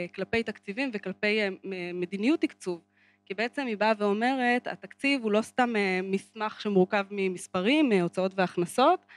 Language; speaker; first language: Hebrew; native; Hebrew